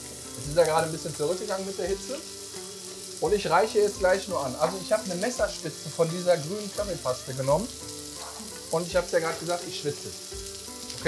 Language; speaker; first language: German; native; German